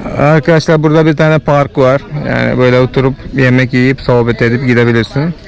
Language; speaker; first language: Turkish; non-native, fluent; Malayalam